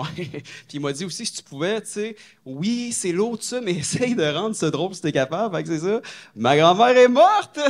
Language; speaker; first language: French; native; French